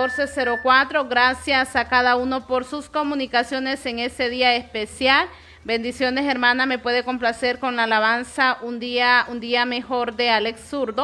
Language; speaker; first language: Spanish; native; Spanish